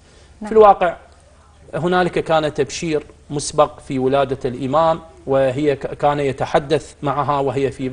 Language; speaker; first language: Arabic; native; Arabic